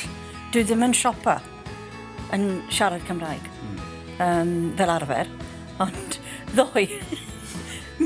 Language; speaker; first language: Welsh; non-native, learner; English